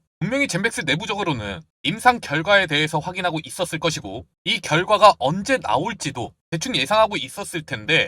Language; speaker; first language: Korean; native; Korean